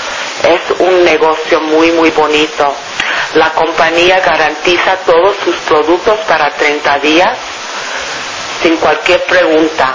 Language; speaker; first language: Spanish; non-native, fluent; English